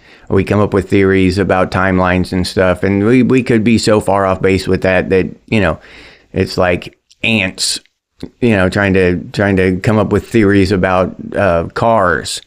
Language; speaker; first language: English; native; English